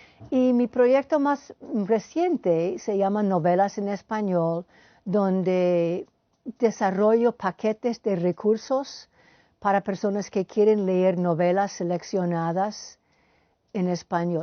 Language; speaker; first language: Spanish; non-native, fluent; English